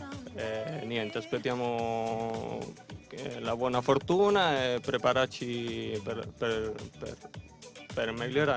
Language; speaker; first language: Italian; non-native, learner; Spanish